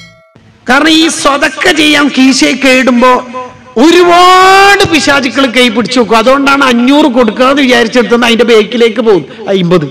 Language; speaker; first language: Malayalam; native; Malayalam